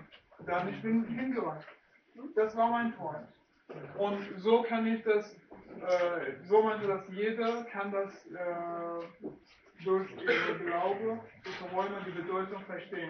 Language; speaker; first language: German; non-native, learner; Persian